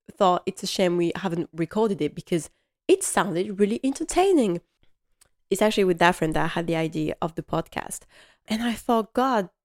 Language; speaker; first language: English; non-native, fluent; French